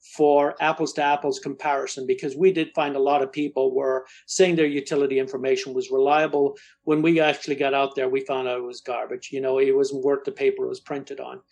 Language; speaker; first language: English; native; English